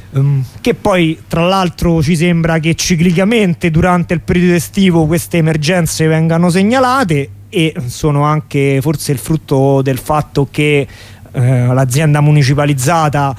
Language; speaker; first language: Italian; native; Italian